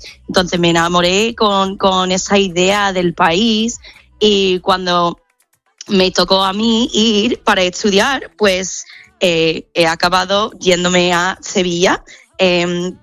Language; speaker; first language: Spanish; non-native, fluent; English